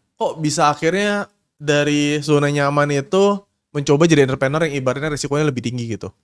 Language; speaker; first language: Indonesian; native; Indonesian